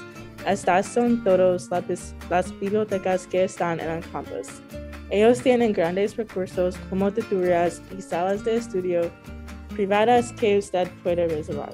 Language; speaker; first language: Spanish; non-native, learner; English